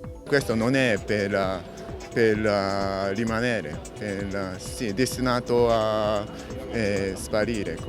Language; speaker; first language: Italian; non-native, fluent; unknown